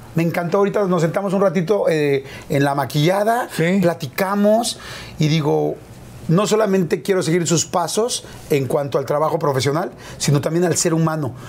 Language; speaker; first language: Spanish; native; Spanish